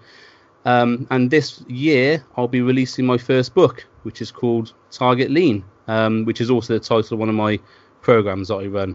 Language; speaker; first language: English; native; English